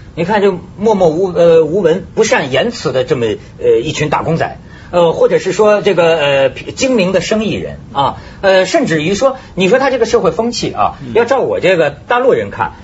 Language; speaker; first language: Chinese; native; Chinese